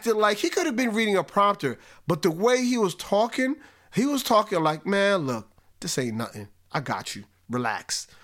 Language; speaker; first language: English; native; English